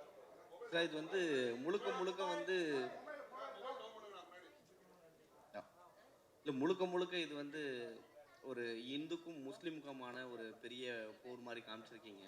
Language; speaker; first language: Tamil; native; Tamil